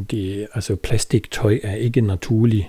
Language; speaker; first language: Danish; non-native, fluent; German